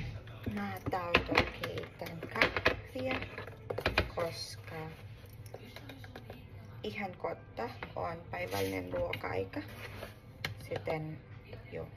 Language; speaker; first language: Finnish; non-native, learner; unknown